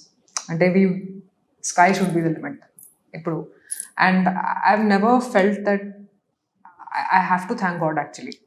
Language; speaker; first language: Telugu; non-native, local second language; Hindi